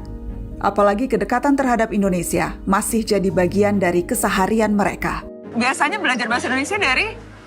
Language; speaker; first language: Indonesian; native; Indonesian